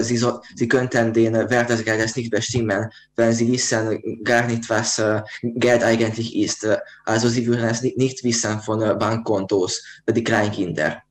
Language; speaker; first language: German; non-native, learner; Hungarian